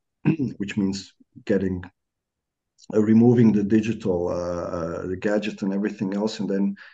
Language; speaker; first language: English; non-native, fluent; Croatian